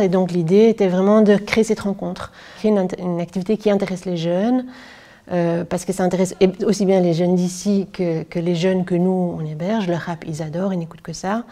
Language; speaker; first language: French; native; French